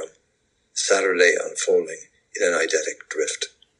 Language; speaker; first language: English; native; English